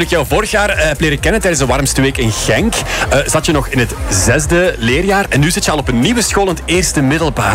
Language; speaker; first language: Dutch; native; Dutch